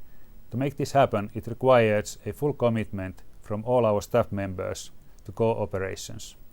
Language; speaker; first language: English; non-native, fluent; Finnish